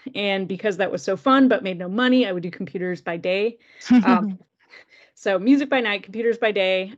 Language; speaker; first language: English; native; English